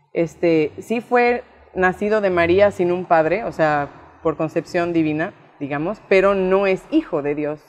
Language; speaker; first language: Spanish; native; Spanish